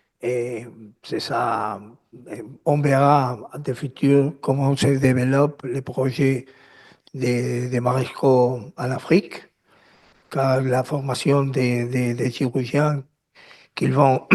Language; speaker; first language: French; non-native, learner; Spanish